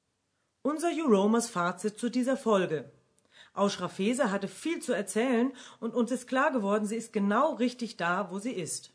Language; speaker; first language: German; native; German